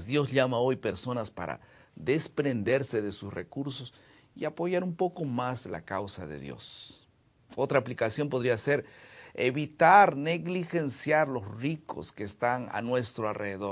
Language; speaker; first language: Spanish; non-native, fluent; Portuguese